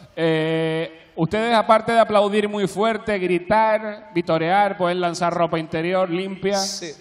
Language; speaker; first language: Spanish; native; Spanish